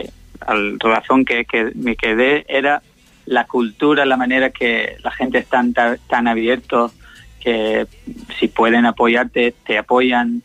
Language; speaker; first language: Spanish; non-native, learner; English